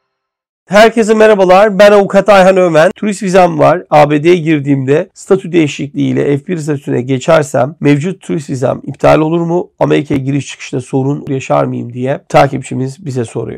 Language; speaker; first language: Turkish; native; Turkish